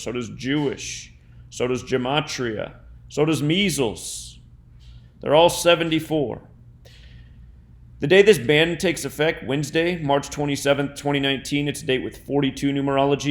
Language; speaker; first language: English; native; English